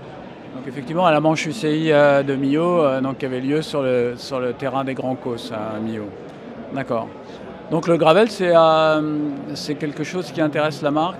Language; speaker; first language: French; native; French